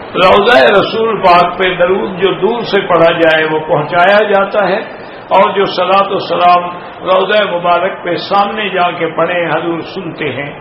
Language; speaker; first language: Urdu; native; Urdu